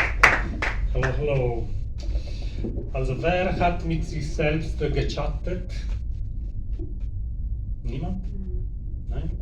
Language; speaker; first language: German; non-native, fluent; Italian